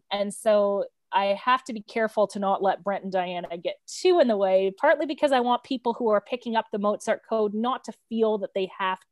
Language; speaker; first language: English; native; English